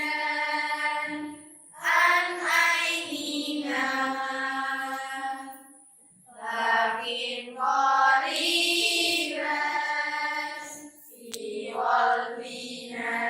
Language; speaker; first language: Arabic; non-native, learner; Indonesian